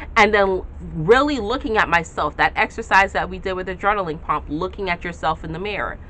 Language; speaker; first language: English; native; English